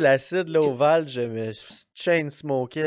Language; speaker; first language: French; native; French